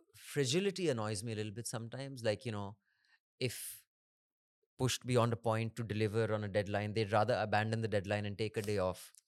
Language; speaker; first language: English; non-native, local second language; Hindi